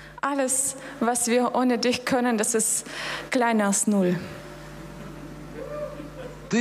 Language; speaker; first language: German; non-native, fluent; Russian